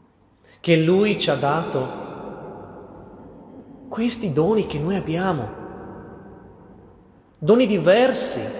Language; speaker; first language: Italian; non-native, fluent; Portuguese